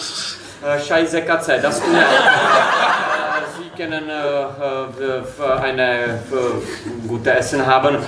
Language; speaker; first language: German; non-native, learner; Czech